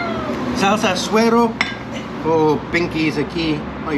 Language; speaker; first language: Spanish; non-native, learner; English